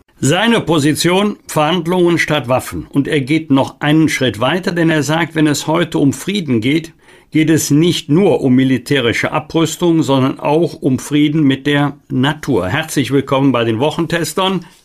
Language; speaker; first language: German; native; German